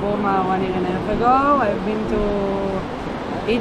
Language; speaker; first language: English; non-native, fluent; Hebrew